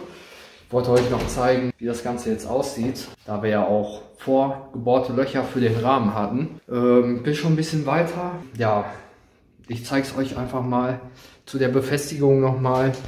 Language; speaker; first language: German; native; German